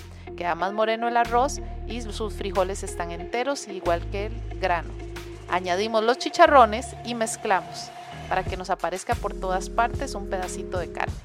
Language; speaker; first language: Spanish; native; Spanish